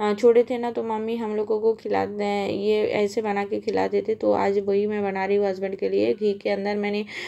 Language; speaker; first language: Hindi; non-native, local second language; Bangla